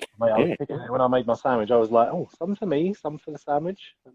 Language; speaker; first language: English; native; English